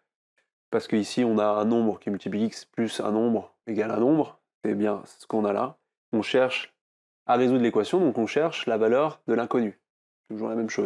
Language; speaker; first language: French; native; French